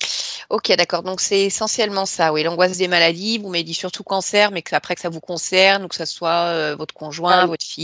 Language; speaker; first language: French; native; French